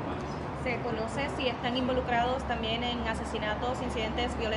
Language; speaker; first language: Spanish; native; Spanish